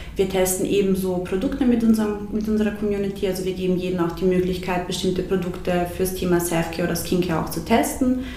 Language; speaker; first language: German; early bilingual, other home language; Bosnian